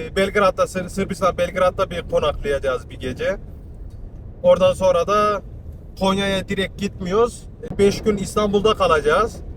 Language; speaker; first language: Turkish; early bilingual, heritage; Turkish